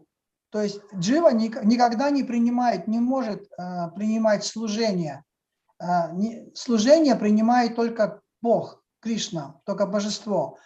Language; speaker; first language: Russian; native; Russian